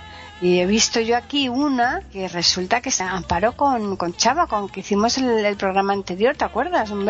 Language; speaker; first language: Spanish; native; Spanish